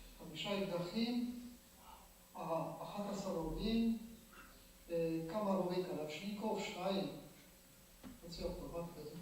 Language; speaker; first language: Hebrew; non-native, fluent; Polish